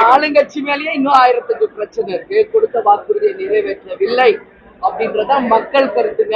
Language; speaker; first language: Tamil; native; Tamil